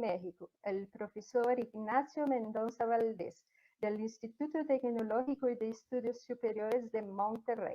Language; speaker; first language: Spanish; non-native, fluent; Portuguese